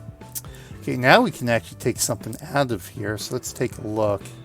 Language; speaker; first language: English; native; English